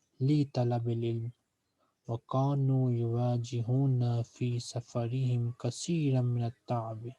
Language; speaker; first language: Arabic; non-native, fluent; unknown